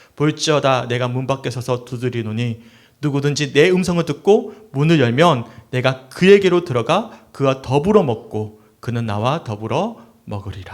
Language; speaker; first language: Korean; native; Korean